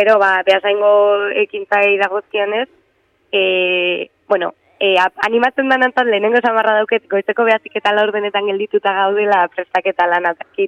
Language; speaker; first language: Basque; native; Basque